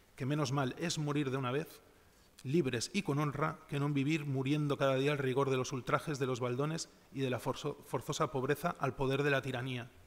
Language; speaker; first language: Spanish; non-native, local second language; Catalan